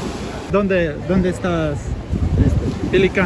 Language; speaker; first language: Spanish; non-native, learner; Russian